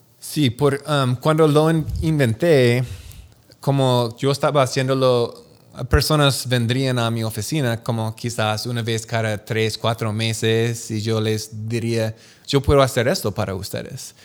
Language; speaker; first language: Spanish; non-native, learner; English